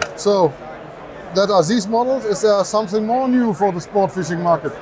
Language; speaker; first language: English; non-native, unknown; German